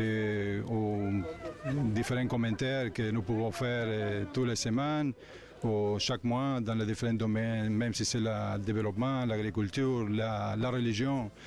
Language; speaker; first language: French; non-native, learner; Hebrew